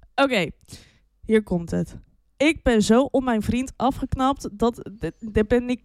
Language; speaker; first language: Dutch; native; Dutch